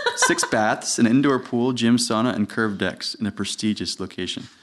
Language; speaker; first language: English; native; English